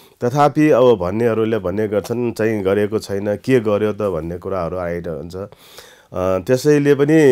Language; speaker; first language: Nepali; non-native, local second language; Newari